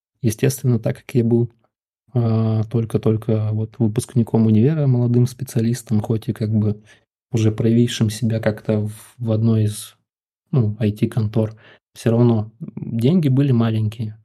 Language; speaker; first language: Russian; native; Russian